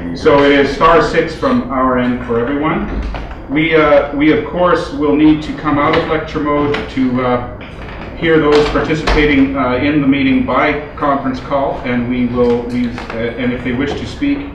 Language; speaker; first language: English; native; English